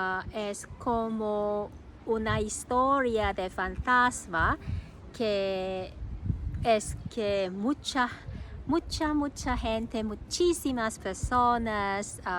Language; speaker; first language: Spanish; non-native, learner; Cantonese